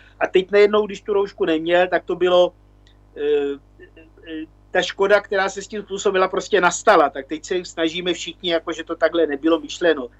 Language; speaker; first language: Czech; native; Czech